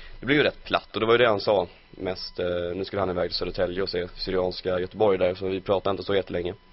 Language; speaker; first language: Swedish; native; Swedish